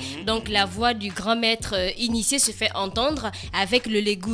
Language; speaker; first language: French; native; French